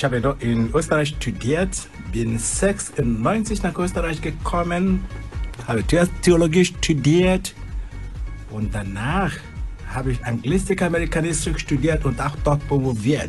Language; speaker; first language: German; non-native, fluent; Igbo